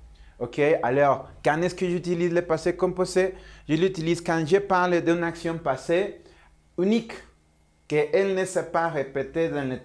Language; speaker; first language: French; non-native, learner; Spanish